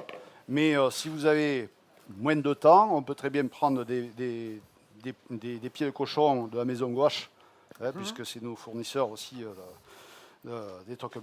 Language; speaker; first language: French; native; French